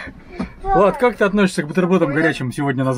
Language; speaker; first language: Russian; native; Russian